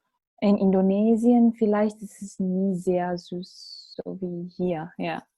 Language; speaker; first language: German; non-native, fluent; Indonesian